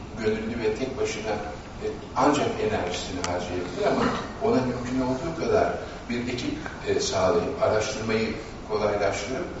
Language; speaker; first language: Turkish; native; Turkish